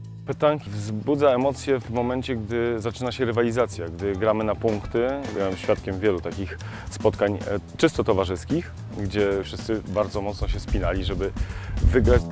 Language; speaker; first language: Polish; native; Polish